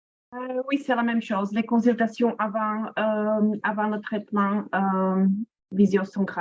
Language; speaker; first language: French; non-native, fluent; Czech